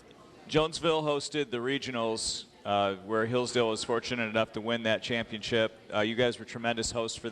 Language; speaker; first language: English; native; English